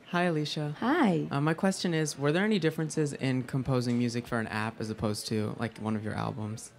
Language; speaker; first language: English; non-native, fluent; French